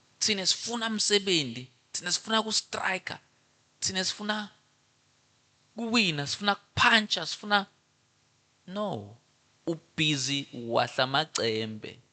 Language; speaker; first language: Zulu; non-native, local second language; Swati